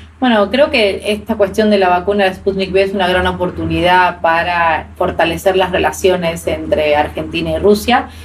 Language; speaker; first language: Spanish; native; Spanish